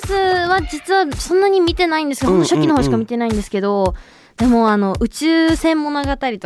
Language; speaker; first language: Japanese; early bilingual, heritage; Japanese